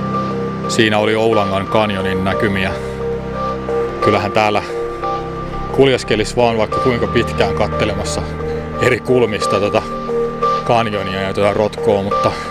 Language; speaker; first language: Finnish; native; Finnish